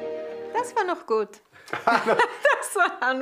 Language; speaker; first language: German; non-native, learner; Slovak